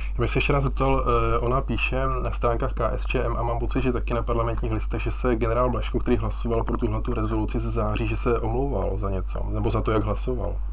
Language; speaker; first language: Czech; native; Czech